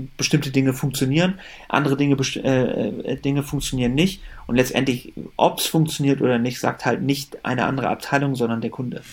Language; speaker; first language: German; early bilingual, other home language; Persian